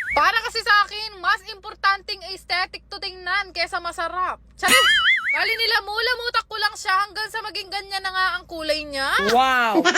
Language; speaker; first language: Filipino; non-native, local second language; Pampanga